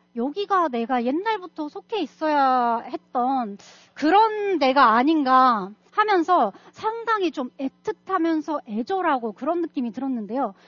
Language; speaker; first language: Korean; non-native, fluent; Russian